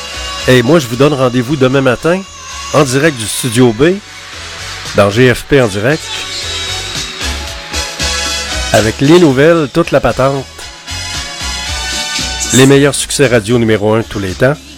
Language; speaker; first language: French; native; French